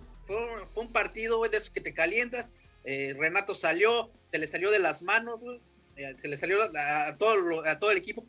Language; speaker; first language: Spanish; native; Spanish